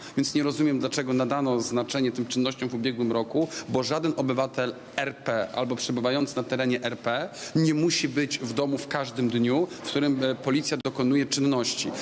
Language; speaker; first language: Polish; native; Polish